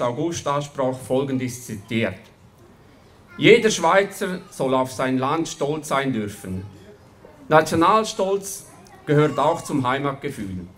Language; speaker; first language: German; native; German